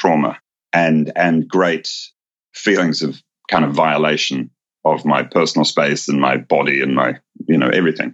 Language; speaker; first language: English; native; English